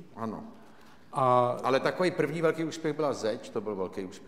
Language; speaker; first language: Czech; native; Czech